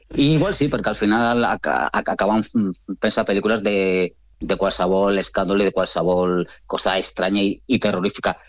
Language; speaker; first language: Catalan; non-native, local second language; Spanish